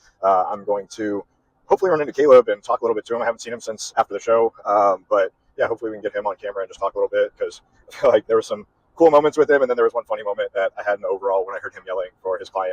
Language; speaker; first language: English; native; English